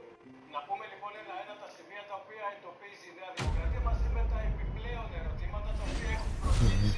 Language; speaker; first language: Greek; native; Greek